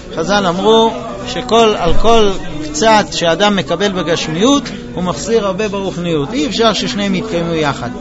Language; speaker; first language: Hebrew; non-native, fluent; English